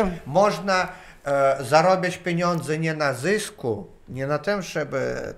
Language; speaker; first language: Polish; non-native, learner; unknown